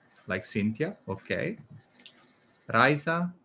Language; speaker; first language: English; non-native, fluent; Indonesian